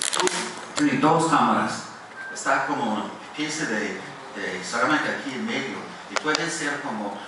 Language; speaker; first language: Spanish; non-native, fluent; English